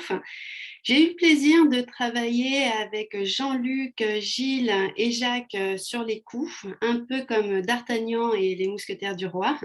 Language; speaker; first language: French; native; French